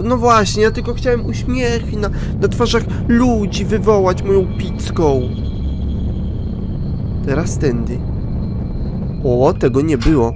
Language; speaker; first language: Polish; native; Polish